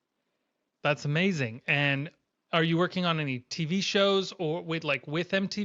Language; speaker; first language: English; native; English